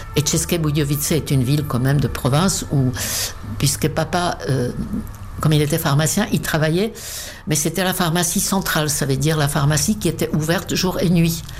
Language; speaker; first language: French; non-native, fluent; Czech